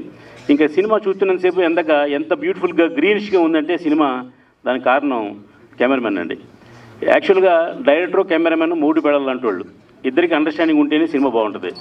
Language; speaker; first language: Telugu; native; Telugu